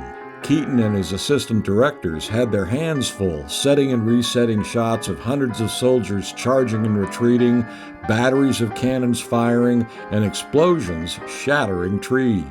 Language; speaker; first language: English; native; English